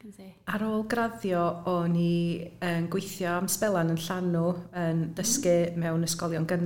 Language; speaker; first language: Welsh; native; Welsh